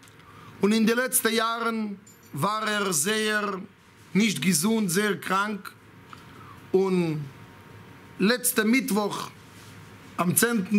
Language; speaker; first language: German; non-native, fluent; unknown